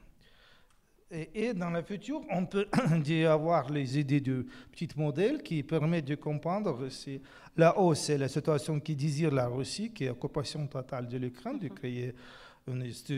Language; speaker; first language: French; non-native, fluent; Ukrainian